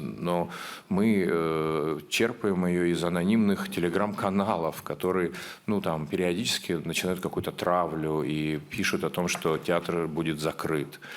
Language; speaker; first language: Russian; native; Russian